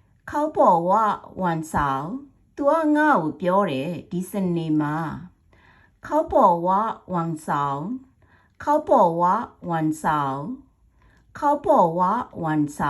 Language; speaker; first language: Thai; non-native, fluent; Burmese